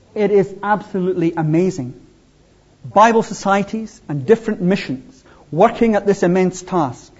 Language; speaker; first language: English; native; English